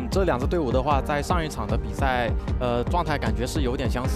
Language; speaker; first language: Chinese; native; Chinese